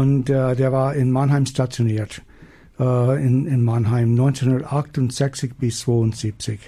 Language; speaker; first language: German; non-native, learner; English